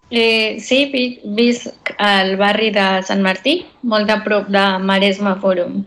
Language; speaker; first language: Catalan; non-native, learner; Spanish